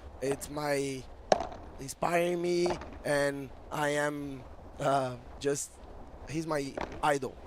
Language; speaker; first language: English; non-native, fluent; Portuguese